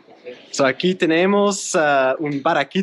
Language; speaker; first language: Spanish; non-native, fluent; English